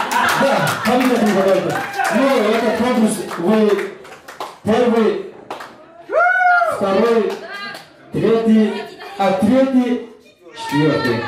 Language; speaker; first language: Russian; non-native, local second language; Kyrgyz